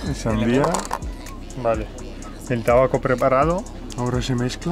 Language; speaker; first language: Spanish; native; Spanish